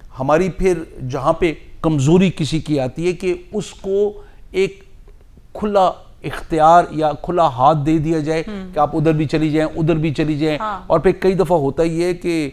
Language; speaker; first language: Urdu; non-native, local second language; Punjabi